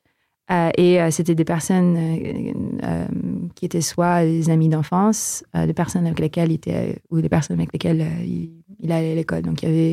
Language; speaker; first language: French; non-native, fluent; Filipino